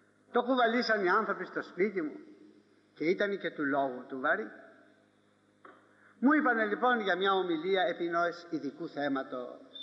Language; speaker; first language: Greek; native; Greek